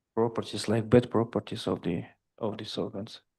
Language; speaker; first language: English; non-native, fluent; Russian